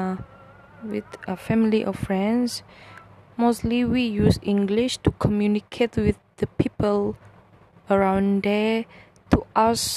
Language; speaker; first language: English; non-native, local second language; Malay